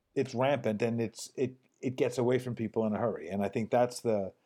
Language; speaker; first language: English; native; English